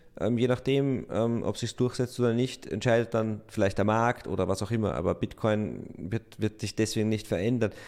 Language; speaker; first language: German; native; German